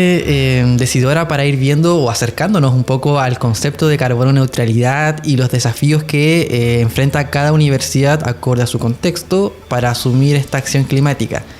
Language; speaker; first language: Spanish; native; Spanish